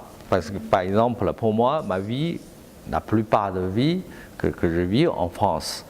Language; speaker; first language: French; non-native, fluent; Chinese